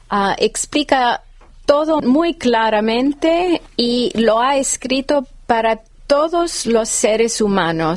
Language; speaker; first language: Spanish; non-native, fluent; English